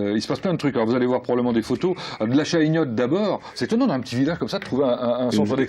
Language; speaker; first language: French; native; French